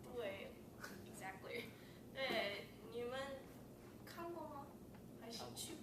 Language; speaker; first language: Chinese; non-native, learner; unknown